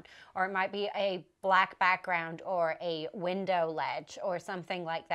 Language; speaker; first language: English; native; English